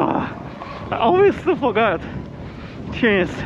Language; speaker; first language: English; non-native, learner; Chinese